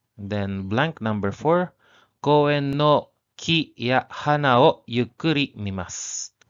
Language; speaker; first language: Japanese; non-native, learner; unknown